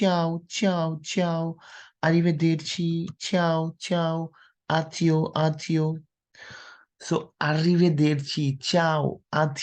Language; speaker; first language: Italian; non-native, fluent; Hindi